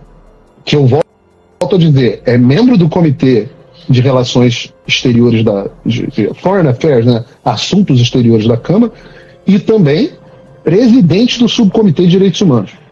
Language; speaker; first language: Portuguese; native; Portuguese